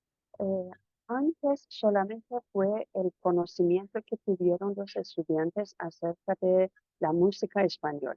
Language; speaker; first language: Spanish; non-native, fluent; Persian